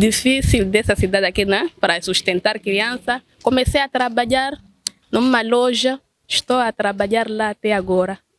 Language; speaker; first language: Portuguese; non-native, local second language; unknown